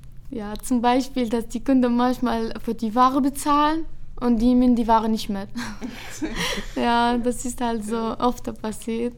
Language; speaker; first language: German; non-native, fluent; Arabic